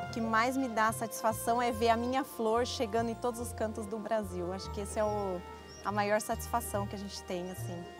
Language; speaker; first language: Portuguese; early bilingual, other home language; Dutch